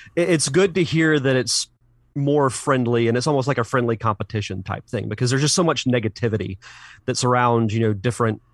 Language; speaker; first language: English; native; English